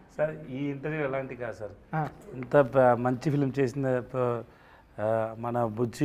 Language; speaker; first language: Telugu; non-native, learner; Tamil